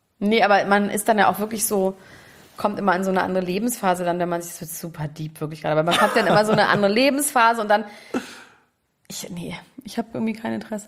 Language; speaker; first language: German; native; German